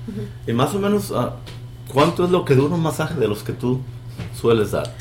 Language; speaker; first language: Spanish; native; Spanish